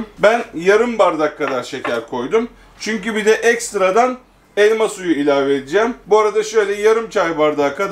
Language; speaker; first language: Turkish; native; Turkish